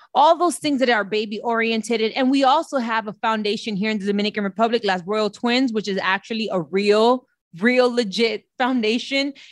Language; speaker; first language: English; early bilingual, other home language; Spanish